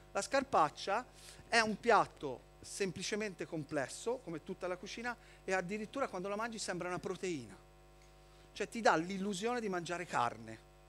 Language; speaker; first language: Italian; native; Italian